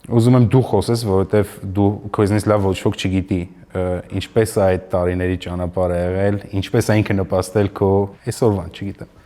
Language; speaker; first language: Armenian; native; Armenian